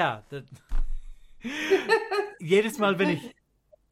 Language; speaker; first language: German; non-native, learner; English